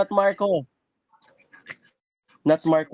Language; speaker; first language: English; non-native, learner; Filipino